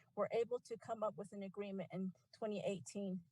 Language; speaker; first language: English; native; English